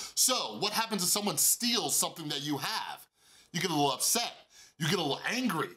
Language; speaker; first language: English; native; English